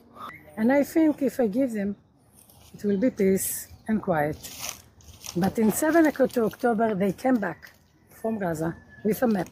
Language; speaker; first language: English; non-native, learner; Hebrew